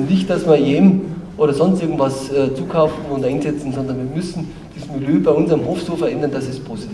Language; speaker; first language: German; native; German